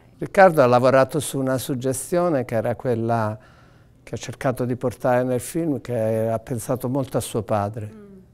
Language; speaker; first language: Italian; native; Italian